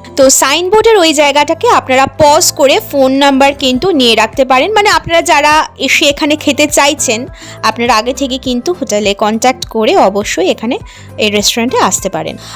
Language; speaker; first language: Bangla; native; Bangla